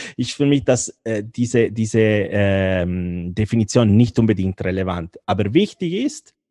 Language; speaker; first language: German; non-native, fluent; Italian